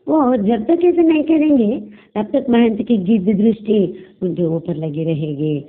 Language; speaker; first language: Hindi; non-native, local second language; Telugu